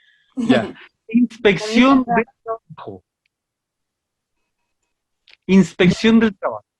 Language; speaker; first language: Spanish; native; Spanish